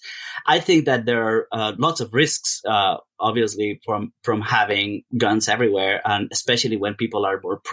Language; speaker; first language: English; non-native, fluent; Spanish